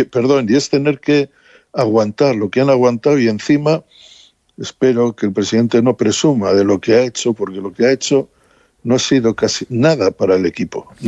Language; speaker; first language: Spanish; native; Spanish